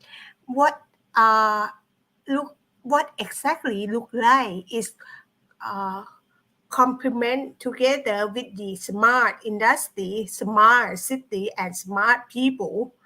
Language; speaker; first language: English; non-native, learner; Thai